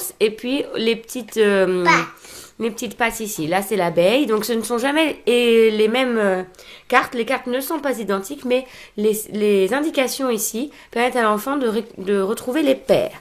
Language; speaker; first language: French; native; French